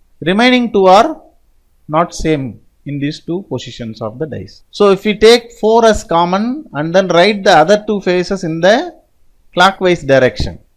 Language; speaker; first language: English; non-native, local second language; Tamil